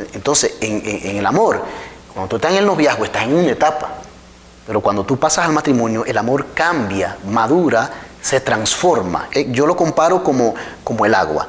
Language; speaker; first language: Spanish; native; Spanish